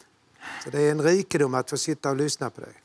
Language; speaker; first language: Swedish; native; Swedish